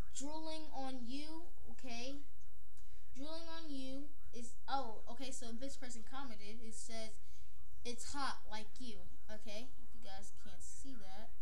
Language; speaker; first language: English; native; English